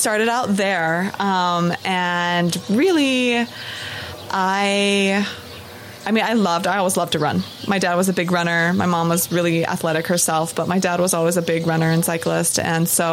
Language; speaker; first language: English; native; English